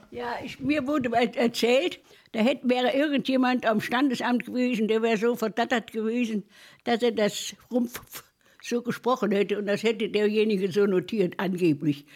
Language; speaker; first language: German; native; German